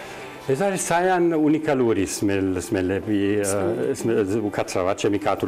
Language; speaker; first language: Georgian; non-native, learner; German